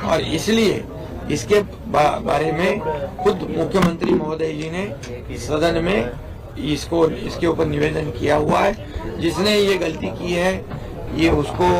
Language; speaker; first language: Hindi; non-native, local second language; Marathi